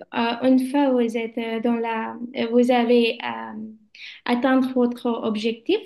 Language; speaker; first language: French; non-native, learner; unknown